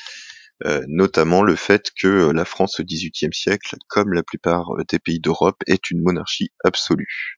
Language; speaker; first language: French; native; French